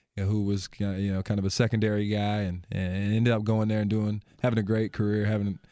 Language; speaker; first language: English; native; English